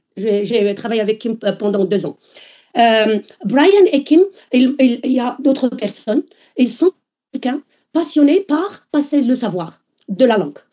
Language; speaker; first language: French; non-native, local second language; Arabic